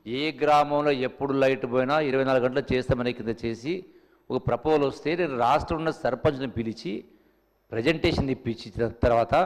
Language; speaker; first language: Telugu; native; Telugu